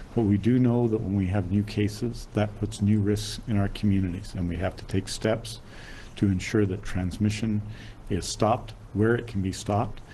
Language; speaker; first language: English; native; English